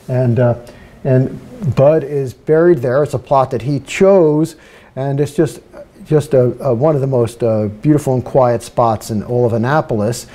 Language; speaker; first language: English; native; English